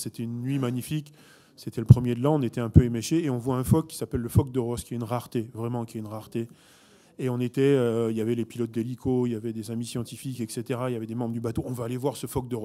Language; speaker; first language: French; native; French